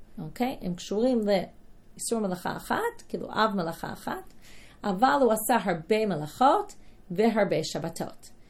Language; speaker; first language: Hebrew; non-native, fluent; English